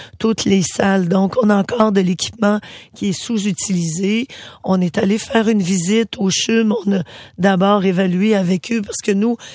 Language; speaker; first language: French; native; French